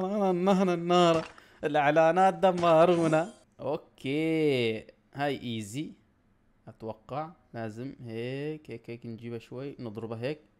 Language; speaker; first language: Arabic; native; Arabic